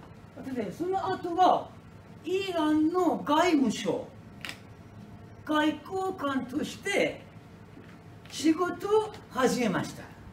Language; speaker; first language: Japanese; non-native, learner; Persian